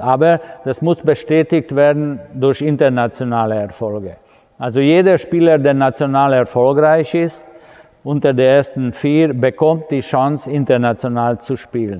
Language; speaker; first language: German; non-native, fluent; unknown